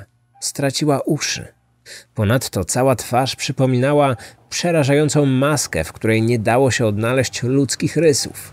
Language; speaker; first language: Polish; native; Polish